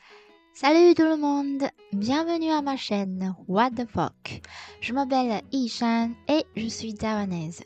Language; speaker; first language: French; non-native, fluent; Chinese